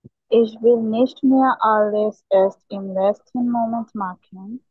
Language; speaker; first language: German; non-native, learner; Bangla